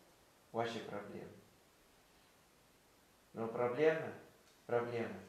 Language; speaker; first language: Russian; non-native, fluent; Thai